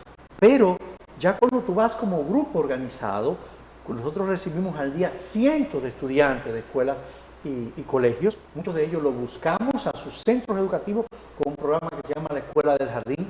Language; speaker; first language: Spanish; native; Spanish